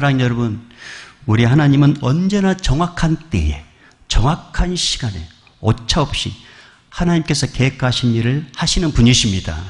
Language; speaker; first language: Korean; native; Korean